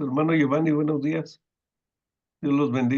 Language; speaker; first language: Spanish; native; Spanish